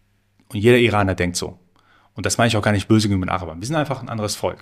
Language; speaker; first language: German; early bilingual, other home language; Persian